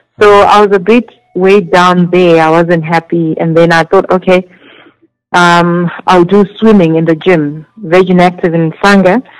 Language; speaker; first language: English; non-native, local second language; Zulu